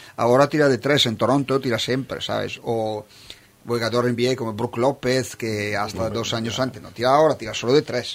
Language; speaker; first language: Spanish; non-native, fluent; Italian